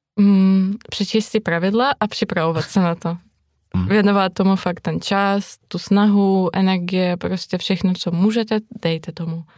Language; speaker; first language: Czech; non-native, fluent; Ukrainian